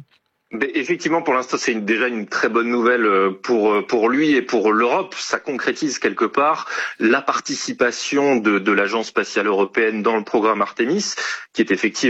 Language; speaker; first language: French; native; French